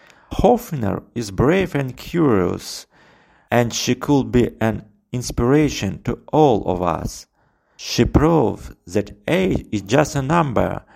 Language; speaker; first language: English; non-native, fluent; Russian